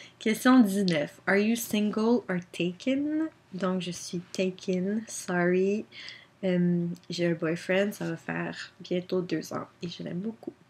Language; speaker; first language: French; native; French